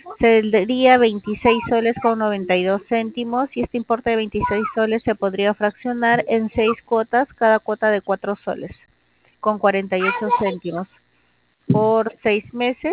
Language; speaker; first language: Spanish; native; Spanish